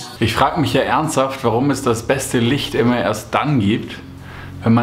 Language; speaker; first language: German; native; German